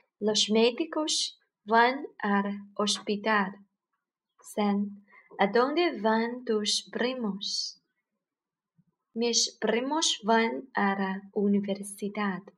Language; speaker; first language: Spanish; non-native, learner; Chinese